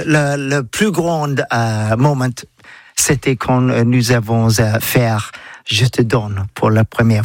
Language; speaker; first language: French; non-native, learner; English